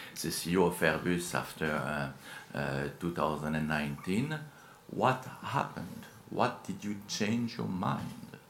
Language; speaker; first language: English; non-native, fluent; French